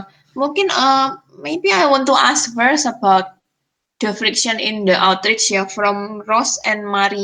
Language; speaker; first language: English; non-native, fluent; Indonesian